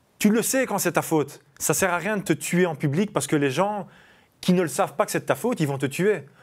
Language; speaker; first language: French; native; French